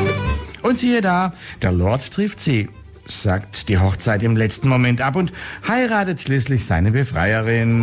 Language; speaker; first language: German; native; German